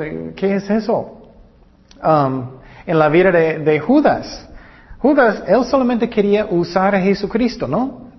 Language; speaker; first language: Spanish; non-native, learner; English